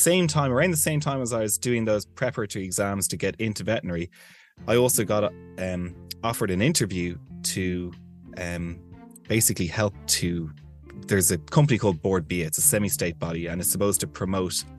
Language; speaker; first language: English; native; English